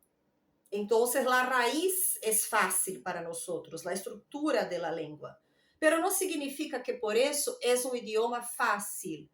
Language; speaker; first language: Spanish; non-native, fluent; Portuguese